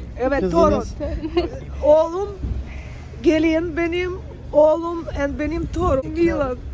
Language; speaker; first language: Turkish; non-native, learner; Ukrainian